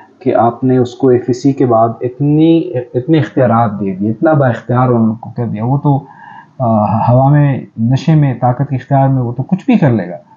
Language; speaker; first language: Urdu; non-native, local second language; Pashto